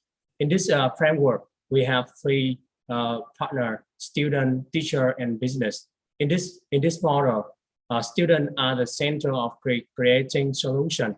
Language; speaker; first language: English; non-native, learner; Vietnamese